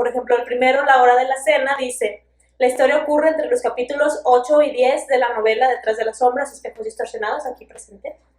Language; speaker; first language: Spanish; native; Spanish